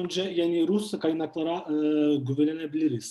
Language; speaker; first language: Turkish; non-native, fluent; Ukrainian